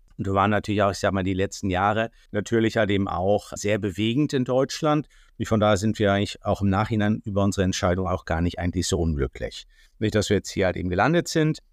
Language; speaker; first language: German; native; German